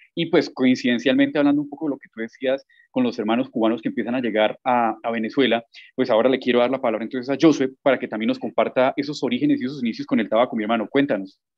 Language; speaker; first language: Spanish; native; Spanish